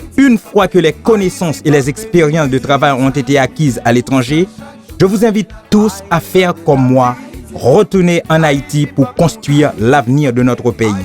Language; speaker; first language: French; non-native, local second language; Haitian Creole